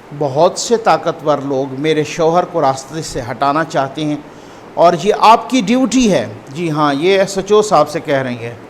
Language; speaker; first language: Urdu; native; Urdu